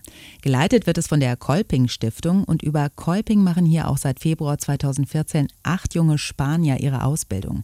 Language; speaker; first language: German; native; German